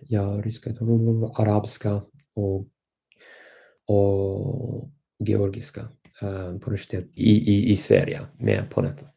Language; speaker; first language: Swedish; non-native, fluent; English